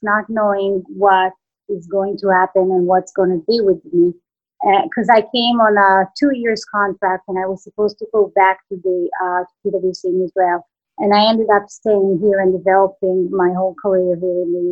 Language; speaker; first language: English; non-native, fluent; Hebrew